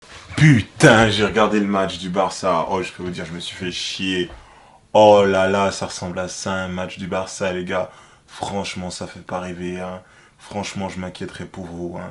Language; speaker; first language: French; native; French